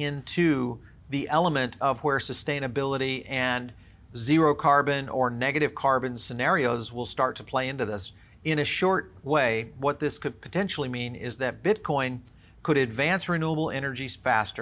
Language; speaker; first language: English; native; English